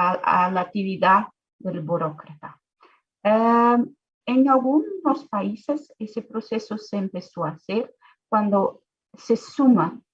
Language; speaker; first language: Spanish; non-native, fluent; Portuguese